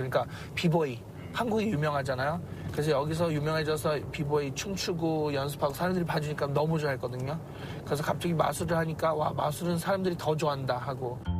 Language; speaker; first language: Korean; early bilingual, heritage; Korean